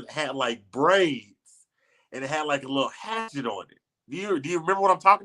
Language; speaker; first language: English; native; English